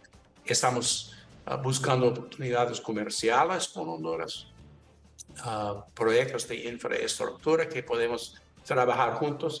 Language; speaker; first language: Spanish; non-native, learner; English